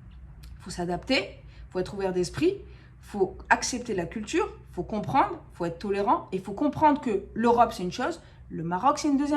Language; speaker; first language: French; native; French